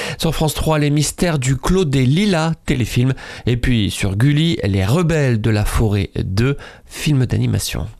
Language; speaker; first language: French; native; French